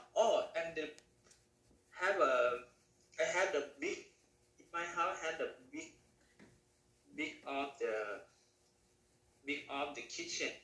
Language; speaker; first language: English; non-native, learner; Thai